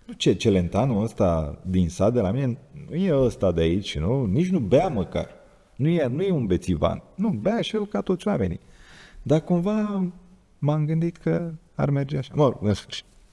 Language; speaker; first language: Romanian; native; Romanian